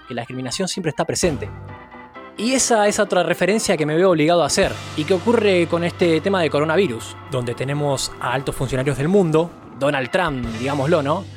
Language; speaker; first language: Spanish; native; Spanish